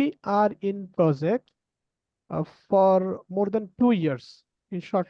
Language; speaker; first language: English; non-native, learner; Bangla